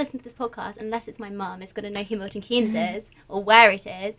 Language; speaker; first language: English; native; English